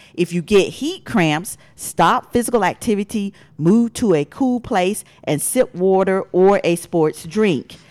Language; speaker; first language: English; native; English